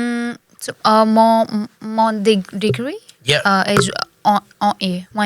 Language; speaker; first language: English; non-native, local second language; Tamil